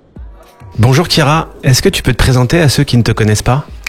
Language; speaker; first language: French; native; French